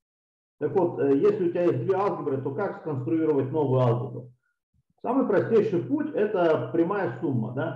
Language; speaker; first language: Russian; native; Russian